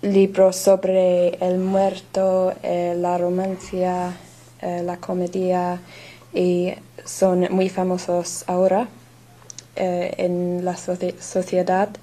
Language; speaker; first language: Spanish; non-native, learner; English